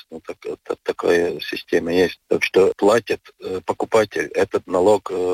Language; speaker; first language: Russian; non-native, local second language; Latvian